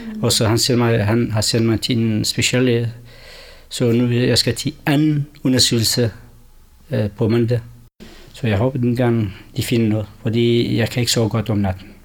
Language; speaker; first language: Danish; non-native, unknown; Kurdish